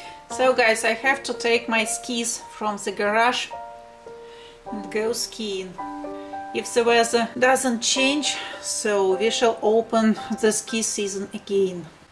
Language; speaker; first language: English; non-native, fluent; Russian